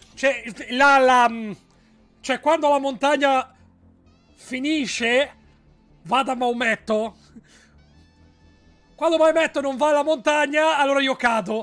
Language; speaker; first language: Italian; native; Italian